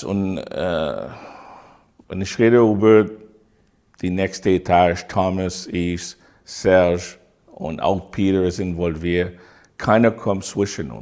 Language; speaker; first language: German; non-native, fluent; English